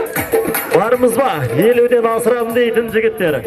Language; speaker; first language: Kazakh; native; Kazakh